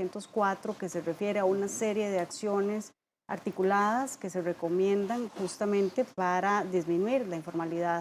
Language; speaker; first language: Spanish; native; Spanish